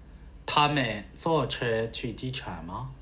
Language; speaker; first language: Chinese; non-native, fluent; Burmese